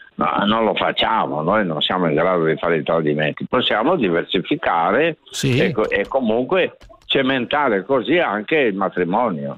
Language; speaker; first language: Italian; native; Italian